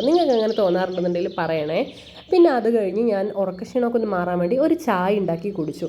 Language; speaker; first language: Malayalam; native; Malayalam